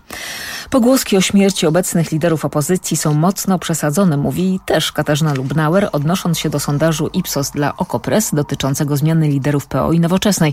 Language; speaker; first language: Polish; native; Polish